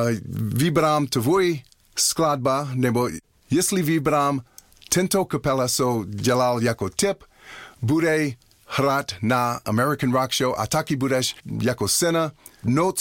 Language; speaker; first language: Czech; non-native, learner; English